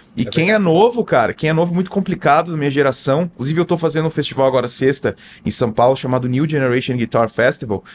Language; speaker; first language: Portuguese; native; Portuguese